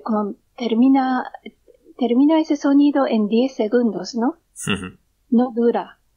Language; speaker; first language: Spanish; non-native, learner; Japanese